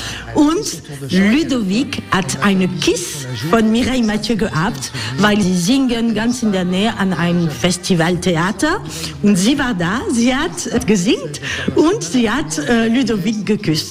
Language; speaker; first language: German; non-native, learner; French